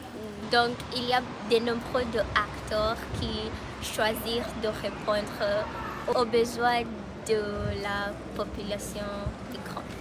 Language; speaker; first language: French; non-native, fluent; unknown